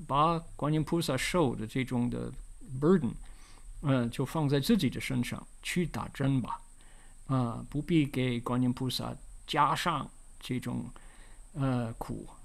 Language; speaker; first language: Chinese; non-native, fluent; English